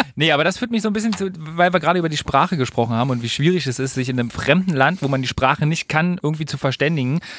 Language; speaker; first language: German; native; German